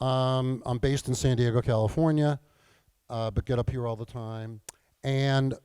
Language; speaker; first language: English; native; English